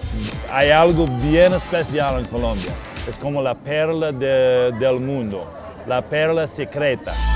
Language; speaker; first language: Spanish; non-native, fluent; English